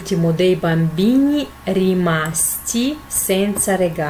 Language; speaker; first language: Italian; non-native, fluent; Russian